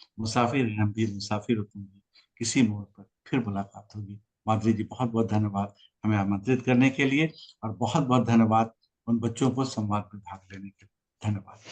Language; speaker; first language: Hindi; native; Hindi